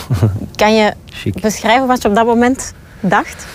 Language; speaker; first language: Dutch; native; Dutch